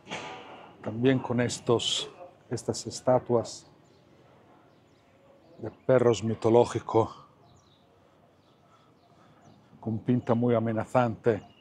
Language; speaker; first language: Spanish; non-native, fluent; Italian